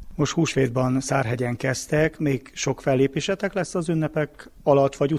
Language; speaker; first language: Hungarian; native; Hungarian